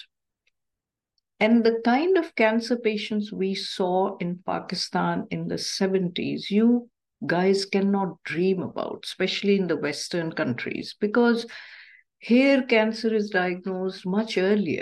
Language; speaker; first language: English; non-native, local second language; Urdu